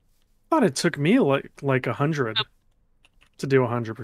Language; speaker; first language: English; native; English